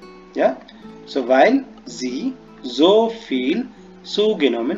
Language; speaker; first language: German; non-native, fluent; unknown